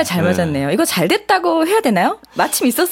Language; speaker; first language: Korean; native; Korean